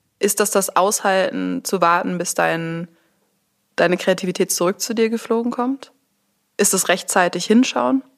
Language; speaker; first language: German; native; German